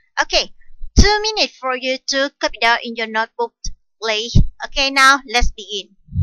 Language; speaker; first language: English; non-native, fluent; Vietnamese